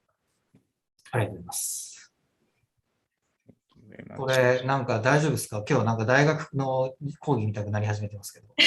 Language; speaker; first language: Japanese; native; Japanese